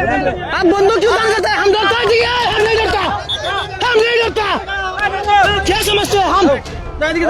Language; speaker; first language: Hindi; non-native, learner; Bangla